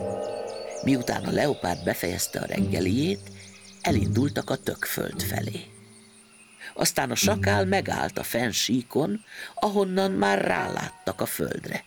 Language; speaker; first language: Hungarian; native; Hungarian